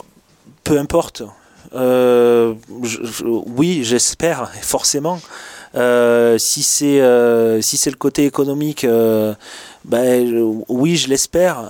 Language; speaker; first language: French; native; French